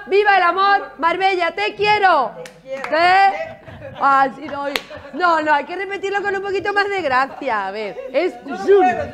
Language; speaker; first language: Spanish; native; Spanish